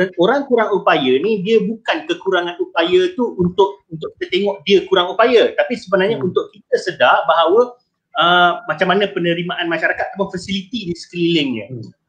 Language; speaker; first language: Malay; native; Malay